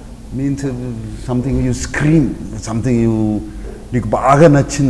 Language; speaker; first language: Telugu; native; Telugu